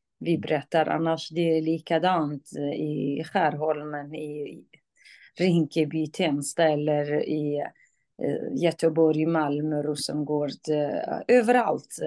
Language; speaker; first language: Swedish; non-native, fluent; Kurdish